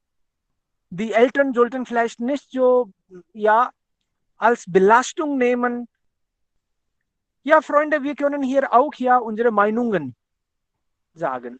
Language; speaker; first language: German; non-native, fluent; Hindi